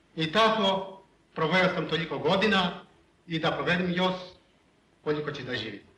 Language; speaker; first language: Serbian; non-native, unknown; Greek